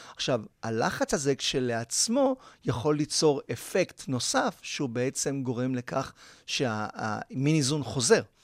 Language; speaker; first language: Hebrew; early bilingual, other home language; Spanish